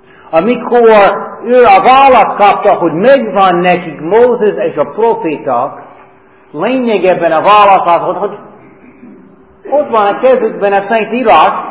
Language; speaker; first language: Hungarian; non-native, fluent; English